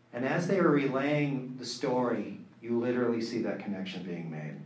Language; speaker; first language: English; native; English